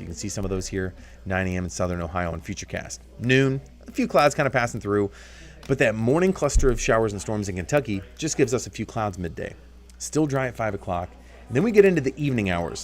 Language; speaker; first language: English; native; English